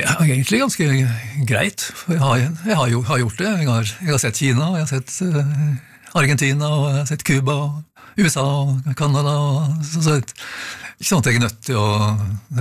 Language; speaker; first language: Norwegian; native; Norwegian